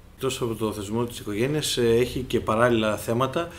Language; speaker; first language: Greek; native; Greek